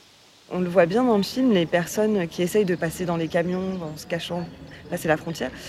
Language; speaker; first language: French; native; French